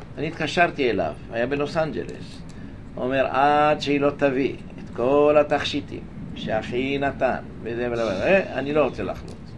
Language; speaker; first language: Hebrew; native; Hebrew